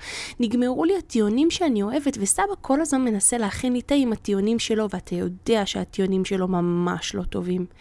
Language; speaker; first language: Hebrew; native; Hebrew